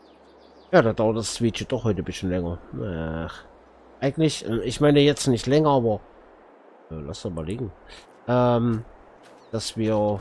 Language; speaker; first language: German; native; German